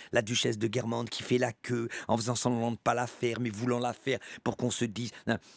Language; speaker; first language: French; native; French